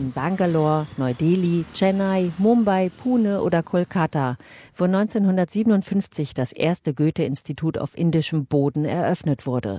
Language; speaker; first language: German; native; German